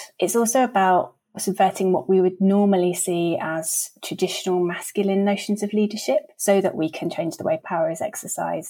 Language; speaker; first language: English; native; English